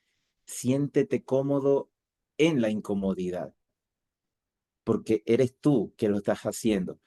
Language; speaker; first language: Spanish; native; Spanish